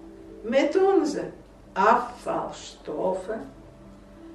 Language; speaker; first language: Dutch; non-native, fluent; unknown